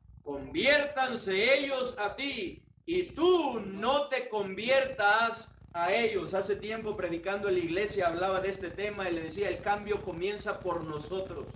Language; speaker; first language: Spanish; native; Spanish